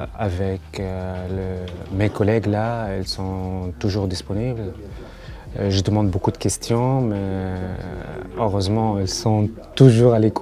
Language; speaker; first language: French; non-native, learner; Arabic